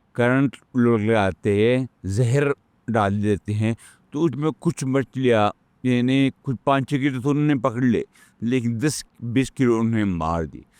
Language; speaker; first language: Urdu; non-native, local second language; Pashto